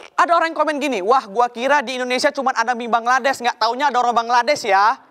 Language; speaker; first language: Indonesian; native; Indonesian